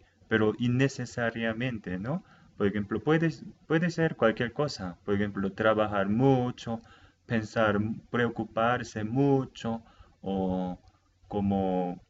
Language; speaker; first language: Spanish; non-native, fluent; Japanese